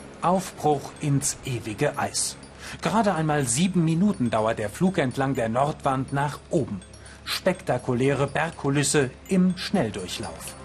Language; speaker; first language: German; native; German